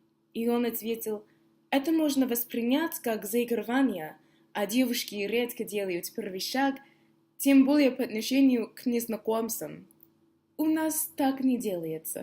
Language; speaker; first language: Russian; non-native, fluent; English